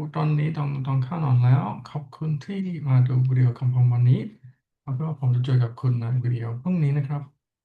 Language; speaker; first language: Thai; non-native, learner; English